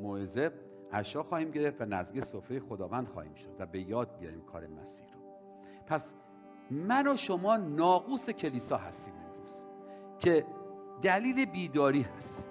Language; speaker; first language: Persian; native; Persian